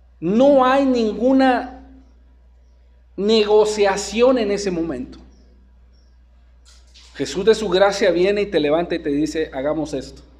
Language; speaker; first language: Spanish; native; Spanish